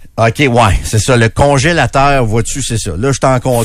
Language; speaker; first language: French; native; French